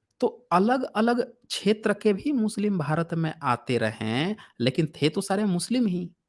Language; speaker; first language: Hindi; native; Hindi